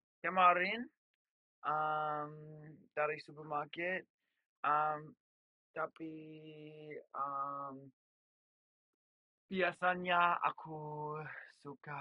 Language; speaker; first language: Indonesian; non-native, learner; English